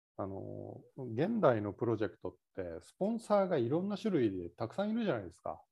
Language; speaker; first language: Japanese; native; Japanese